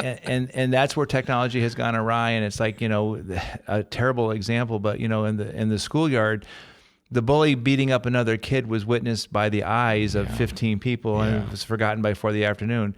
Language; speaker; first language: English; native; English